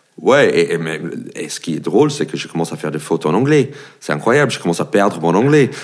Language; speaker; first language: French; non-native, fluent; English